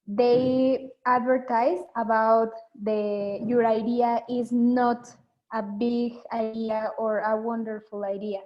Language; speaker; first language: English; non-native, learner; Spanish